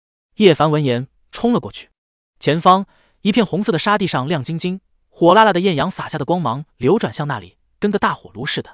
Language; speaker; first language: Chinese; native; Chinese